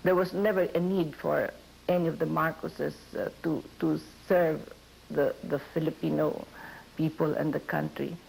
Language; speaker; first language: English; non-native, local second language; Filipino